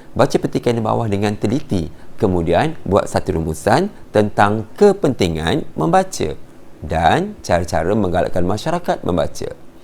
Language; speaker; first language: Malay; native; Malay